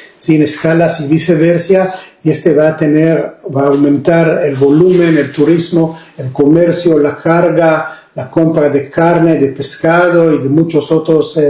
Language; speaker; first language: Spanish; non-native, fluent; Hebrew